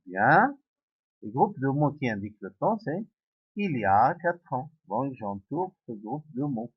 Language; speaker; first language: French; non-native, local second language; Arabic